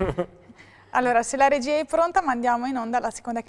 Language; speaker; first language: Italian; native; Italian